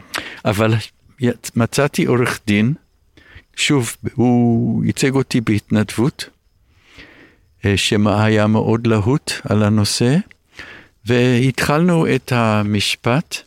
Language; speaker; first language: Hebrew; early bilingual, other home language; English